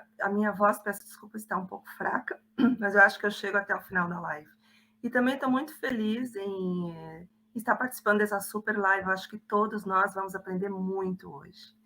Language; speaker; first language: Portuguese; native; Portuguese